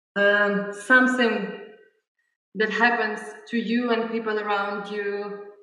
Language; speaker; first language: English; non-native, fluent; Ukrainian